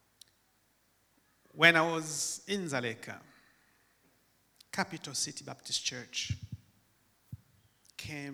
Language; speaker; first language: English; non-native, fluent; Rundi